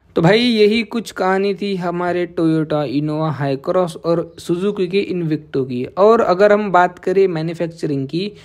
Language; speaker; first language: Hindi; non-native, local second language; Marathi